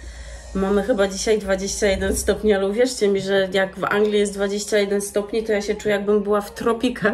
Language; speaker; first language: Polish; native; Polish